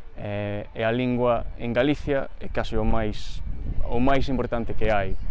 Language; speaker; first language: Galician; non-native, fluent; English